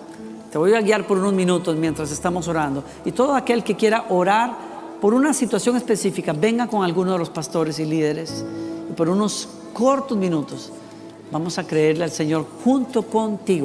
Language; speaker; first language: Spanish; native; Spanish